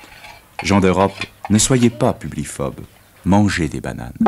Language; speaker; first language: French; native; French